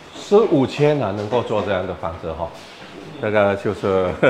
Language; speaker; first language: Chinese; native; Chinese